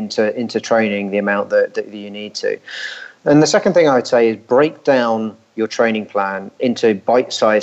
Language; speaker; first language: English; native; English